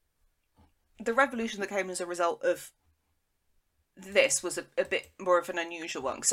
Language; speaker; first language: English; native; English